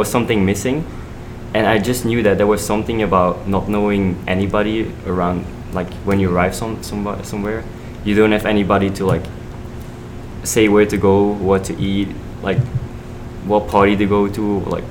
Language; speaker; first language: English; non-native, fluent; Dutch